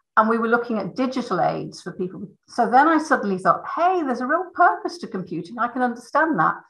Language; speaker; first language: English; native; English